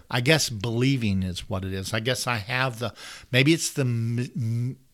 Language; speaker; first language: English; native; English